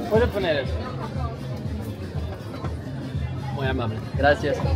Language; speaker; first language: Spanish; non-native, learner; Swedish